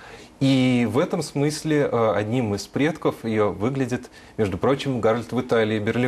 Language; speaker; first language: Russian; native; Russian